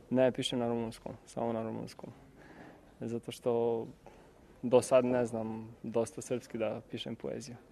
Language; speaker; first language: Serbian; non-native, learner; Romanian